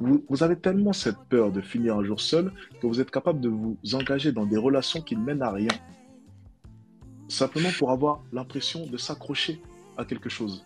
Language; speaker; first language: French; native; French